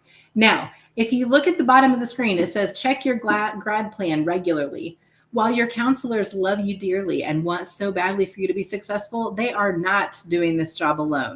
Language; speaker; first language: English; native; English